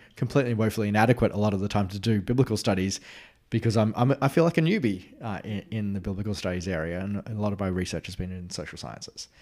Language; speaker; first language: English; native; English